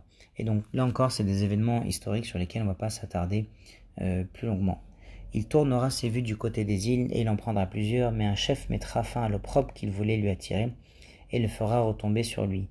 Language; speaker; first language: French; native; French